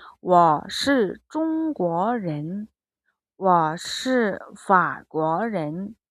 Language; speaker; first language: Chinese; non-native, fluent; Mongolian